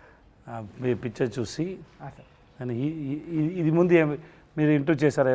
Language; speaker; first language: Telugu; non-native, learner; Tamil